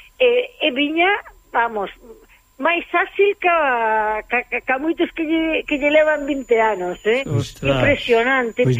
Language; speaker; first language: Galician; native; Galician